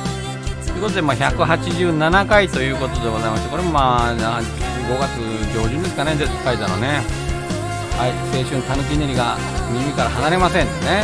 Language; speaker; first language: Japanese; native; Japanese